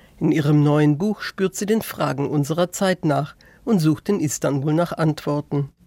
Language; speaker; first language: German; native; German